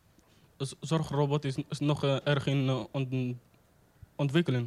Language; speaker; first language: Dutch; non-native, learner; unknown